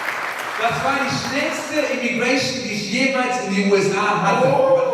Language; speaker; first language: German; native; German